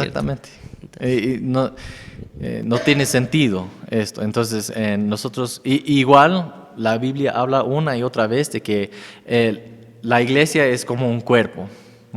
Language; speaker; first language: Spanish; non-native, fluent; English